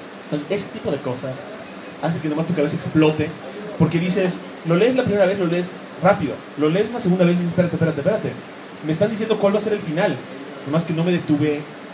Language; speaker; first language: Spanish; native; Spanish